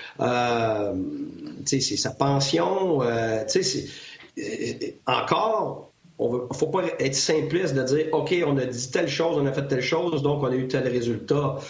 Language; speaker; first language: French; native; French